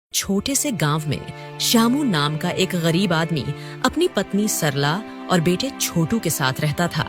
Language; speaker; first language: Hindi; native; Hindi